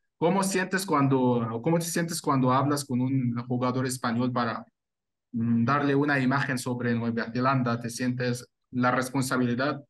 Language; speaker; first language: Spanish; non-native, fluent; Arabic